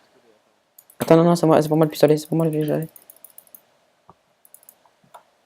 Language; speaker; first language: French; native; French